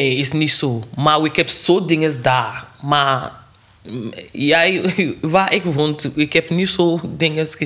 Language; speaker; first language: Dutch; non-native, learner; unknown